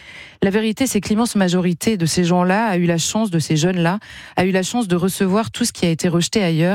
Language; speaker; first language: French; native; French